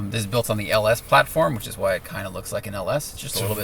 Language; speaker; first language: English; native; English